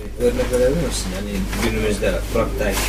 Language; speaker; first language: Turkish; early bilingual, heritage; Turkish